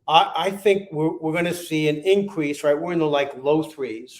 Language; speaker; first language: English; native; English